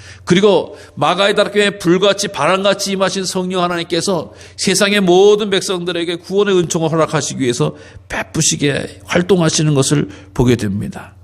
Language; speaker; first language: Korean; native; Korean